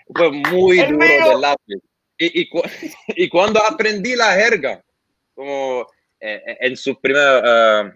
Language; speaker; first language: Spanish; non-native, fluent; Arabic